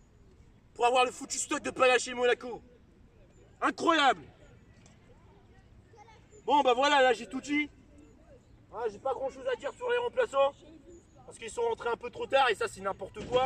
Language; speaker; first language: French; native; French